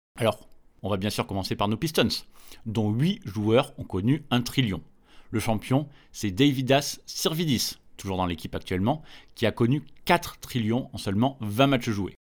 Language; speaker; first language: French; native; French